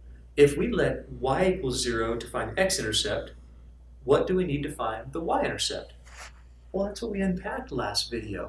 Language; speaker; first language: English; native; English